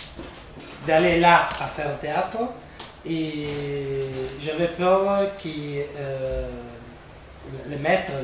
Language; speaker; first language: French; non-native, fluent; Italian